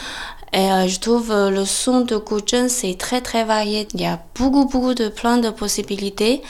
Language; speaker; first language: French; non-native, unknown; Chinese